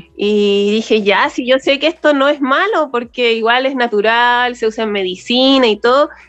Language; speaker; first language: Spanish; native; Spanish